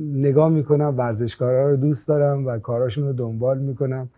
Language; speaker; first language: Persian; non-native, local second language; Armenian